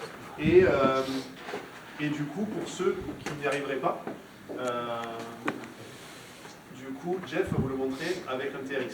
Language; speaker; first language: French; native; French